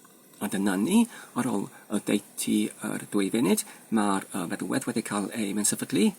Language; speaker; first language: Welsh; non-native, fluent; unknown